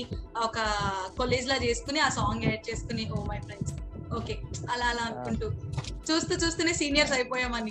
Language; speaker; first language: Telugu; native; Telugu